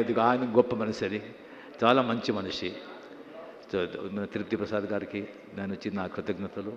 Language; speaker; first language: Telugu; non-native, fluent; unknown